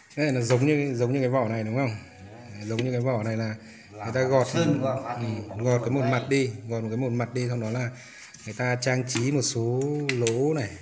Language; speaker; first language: Vietnamese; non-native, local second language; Tày